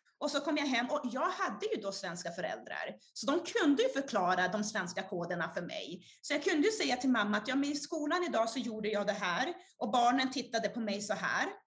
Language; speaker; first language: Swedish; early bilingual, other home language; Portuguese